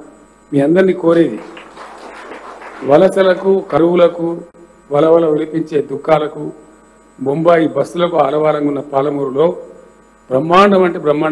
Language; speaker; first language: Telugu; native; Telugu